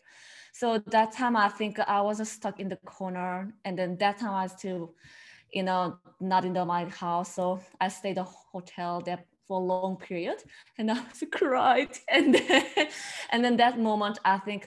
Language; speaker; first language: English; non-native, learner; Korean